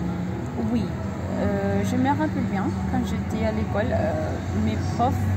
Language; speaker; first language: French; non-native, learner; Spanish